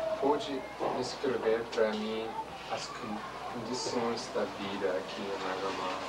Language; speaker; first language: Portuguese; non-native, fluent; English